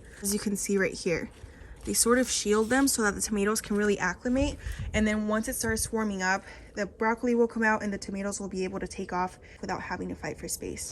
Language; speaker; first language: English; native; English